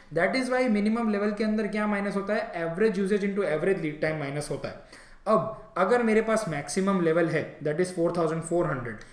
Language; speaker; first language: Hindi; native; Hindi